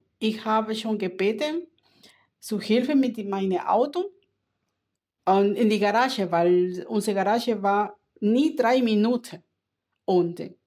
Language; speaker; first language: German; non-native, learner; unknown